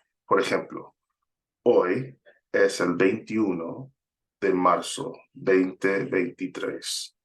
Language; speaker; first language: Spanish; non-native, fluent; English